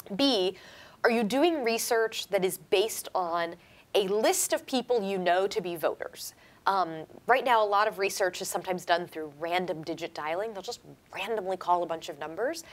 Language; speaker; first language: English; native; English